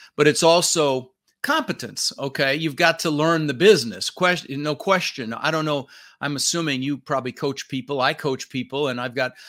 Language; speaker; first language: English; early bilingual, other home language; Dutch